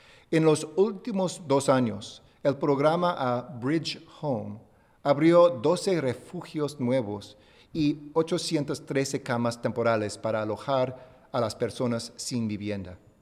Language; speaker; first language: Spanish; non-native, fluent; English